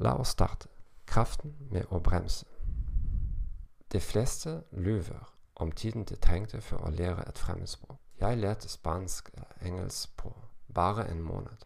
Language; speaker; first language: Norwegian; non-native, learner; German